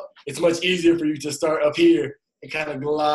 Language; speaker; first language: English; native; English